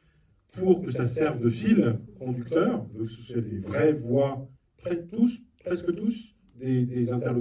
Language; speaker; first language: French; native; French